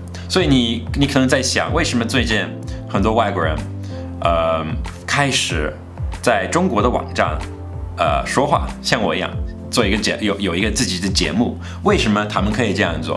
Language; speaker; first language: Chinese; non-native, fluent; English